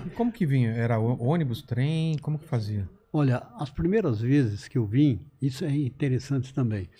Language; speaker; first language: Portuguese; native; Portuguese